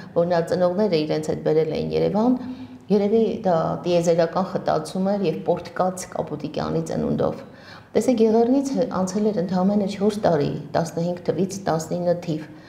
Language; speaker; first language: Armenian; native; Armenian